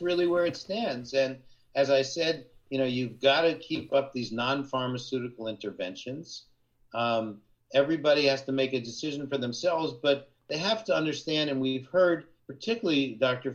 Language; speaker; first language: English; native; English